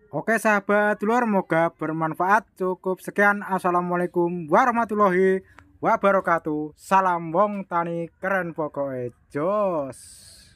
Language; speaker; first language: Indonesian; non-native, local second language; Javanese